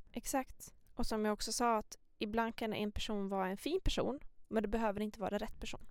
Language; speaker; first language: Swedish; early bilingual, other home language; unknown